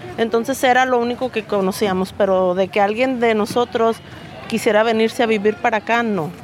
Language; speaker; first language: Spanish; native; Spanish